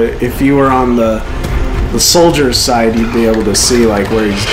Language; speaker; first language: English; native; English